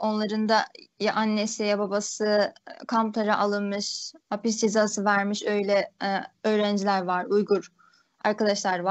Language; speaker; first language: Turkish; early bilingual, other home language; Uyghur